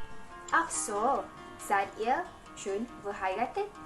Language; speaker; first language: German; non-native, learner; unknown